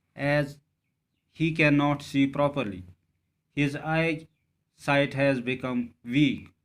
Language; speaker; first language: English; non-native, local second language; Urdu